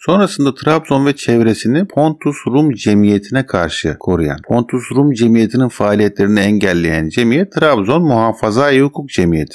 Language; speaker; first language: Turkish; native; Turkish